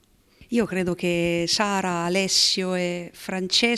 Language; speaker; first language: Italian; native; Italian